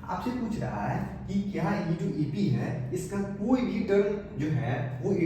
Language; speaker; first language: Hindi; native; Hindi